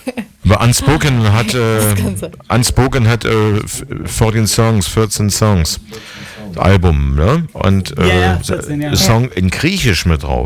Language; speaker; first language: German; native; German